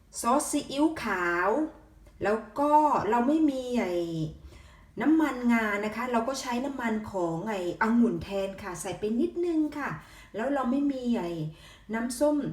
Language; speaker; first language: Thai; native; Thai